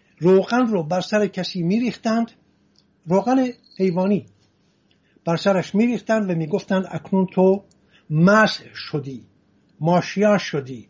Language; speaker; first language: Persian; non-native, local second language; Assyrian Neo-Aramaic